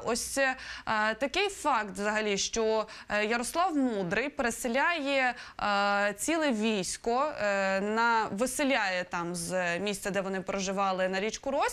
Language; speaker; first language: Ukrainian; native; Ukrainian